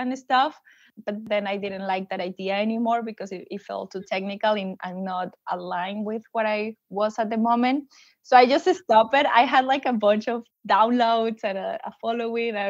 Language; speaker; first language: English; non-native, fluent; Spanish